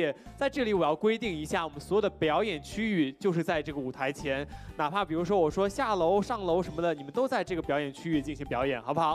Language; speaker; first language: Chinese; native; Chinese